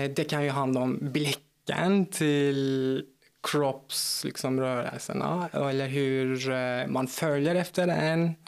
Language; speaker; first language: Swedish; non-native, fluent; Turkish